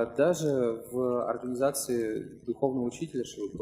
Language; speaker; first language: Russian; native; Russian